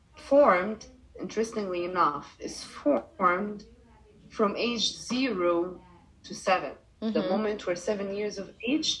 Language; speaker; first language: English; non-native, fluent; Arabic